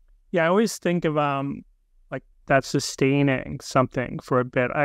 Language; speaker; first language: English; native; English